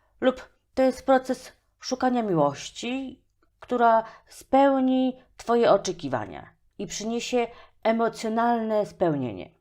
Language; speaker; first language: Polish; native; Polish